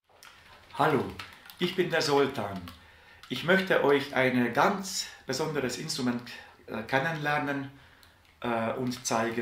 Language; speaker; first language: German; non-native, fluent; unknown